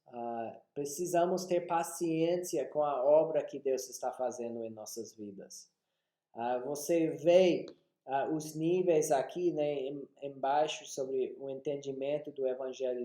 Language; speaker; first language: Portuguese; non-native, fluent; English